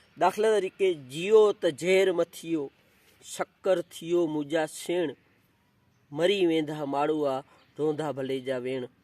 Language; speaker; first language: Gujarati; non-native, local second language; Kachhi